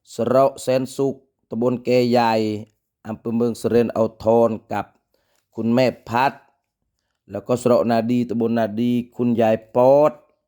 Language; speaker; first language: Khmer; native; Khmer